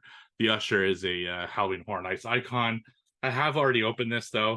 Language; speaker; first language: English; native; English